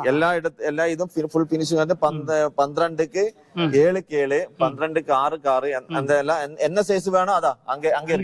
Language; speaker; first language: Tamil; non-native, learner; Malayalam